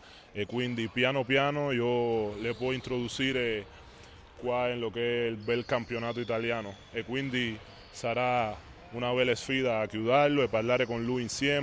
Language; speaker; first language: Italian; non-native, fluent; Spanish